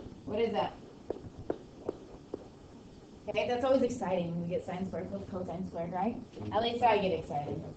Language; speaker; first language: English; native; English